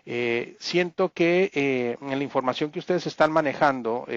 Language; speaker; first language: Spanish; native; Spanish